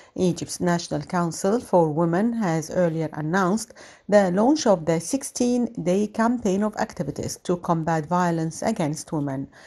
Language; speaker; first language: English; non-native, fluent; Arabic